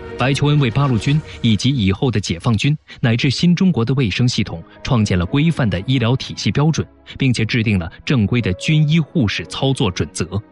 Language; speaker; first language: Chinese; native; Chinese